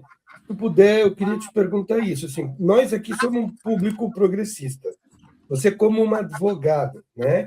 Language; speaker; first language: Portuguese; native; Portuguese